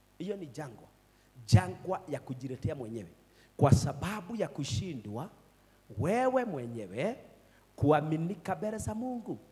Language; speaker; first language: Swahili; non-native, local second language; Kikuyu